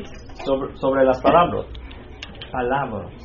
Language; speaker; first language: Spanish; non-native, fluent; English